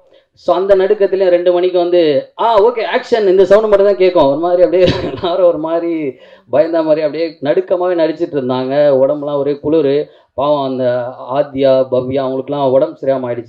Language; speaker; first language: Tamil; native; Tamil